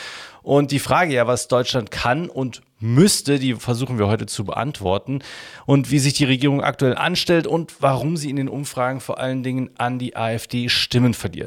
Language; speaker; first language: German; native; German